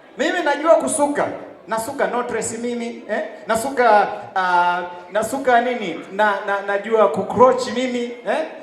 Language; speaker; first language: Swahili; native; Swahili